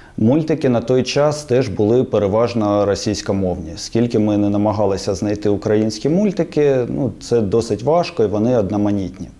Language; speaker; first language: Ukrainian; non-native, local second language; Russian